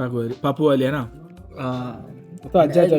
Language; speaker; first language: Hindi; non-native, local second language; Malayalam